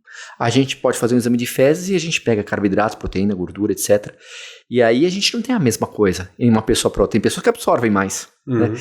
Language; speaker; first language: Portuguese; native; Portuguese